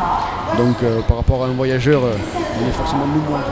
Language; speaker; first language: French; native; French